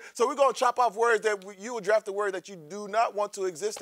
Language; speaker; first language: English; native; English